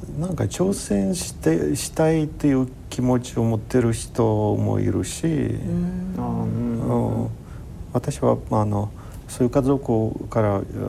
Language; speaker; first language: Japanese; non-native, fluent; Ukrainian